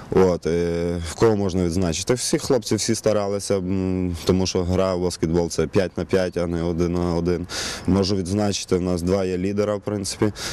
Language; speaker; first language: Ukrainian; native; Ukrainian